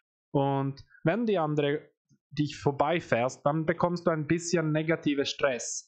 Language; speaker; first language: German; non-native, fluent; Swedish